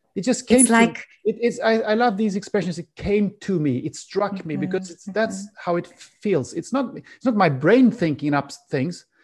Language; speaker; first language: English; non-native, fluent; Swedish